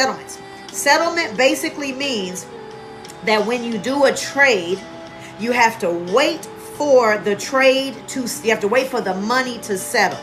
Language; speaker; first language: English; native; English